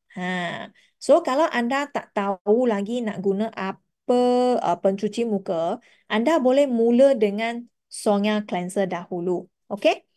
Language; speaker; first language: Malay; non-native, local second language; Chinese